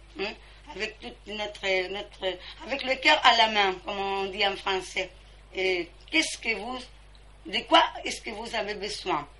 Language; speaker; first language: French; non-native, fluent; Spanish